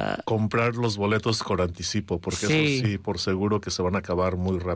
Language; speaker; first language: Spanish; native; Spanish